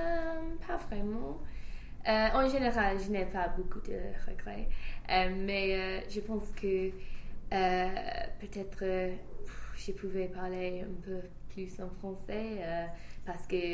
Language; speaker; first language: French; non-native, fluent; English